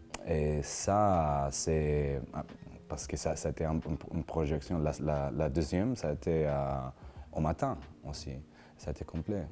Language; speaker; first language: French; non-native, learner; Spanish